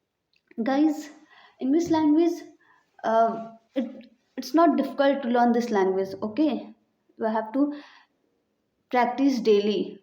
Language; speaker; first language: English; non-native, learner; Hindi